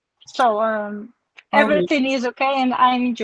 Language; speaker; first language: English; non-native, learner; Ukrainian